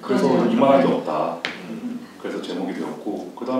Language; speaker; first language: Korean; native; Korean